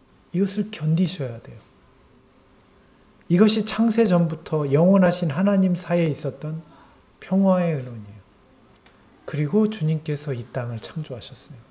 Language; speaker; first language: Korean; native; Korean